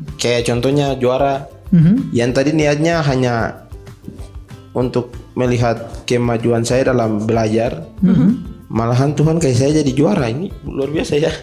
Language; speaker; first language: Indonesian; native; Indonesian